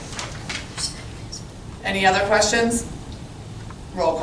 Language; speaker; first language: English; native; English